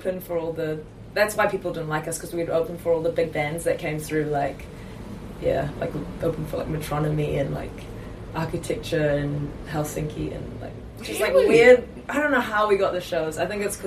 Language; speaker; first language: English; native; English